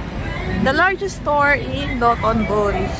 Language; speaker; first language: English; non-native, local second language; Filipino